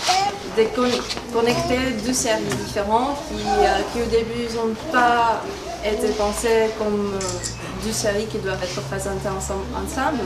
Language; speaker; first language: French; non-native, fluent; Czech